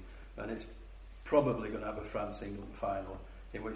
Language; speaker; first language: English; native; English